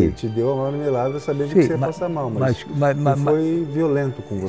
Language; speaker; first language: Portuguese; native; Portuguese